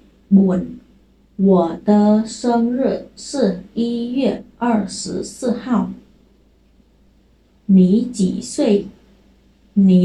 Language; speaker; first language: Chinese; non-native, fluent; Khmer